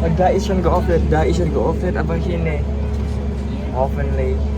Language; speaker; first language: German; non-native, learner; Indonesian